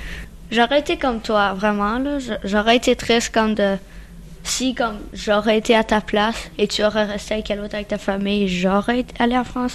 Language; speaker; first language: French; native; French